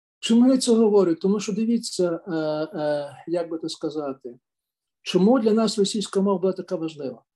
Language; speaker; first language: Ukrainian; native; Ukrainian